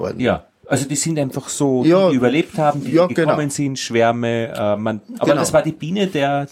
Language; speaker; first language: German; native; German